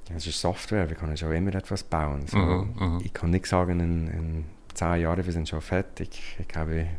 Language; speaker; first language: German; non-native, learner; English